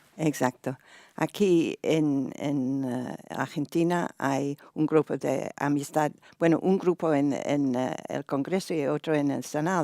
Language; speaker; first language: Spanish; non-native, fluent; English